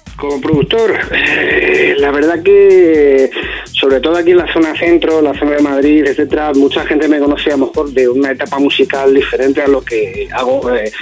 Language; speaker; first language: Spanish; native; Spanish